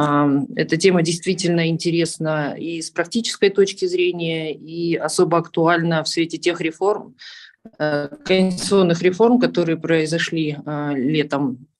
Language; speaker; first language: Russian; native; Russian